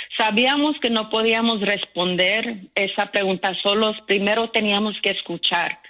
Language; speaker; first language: Spanish; early bilingual, heritage; Spanish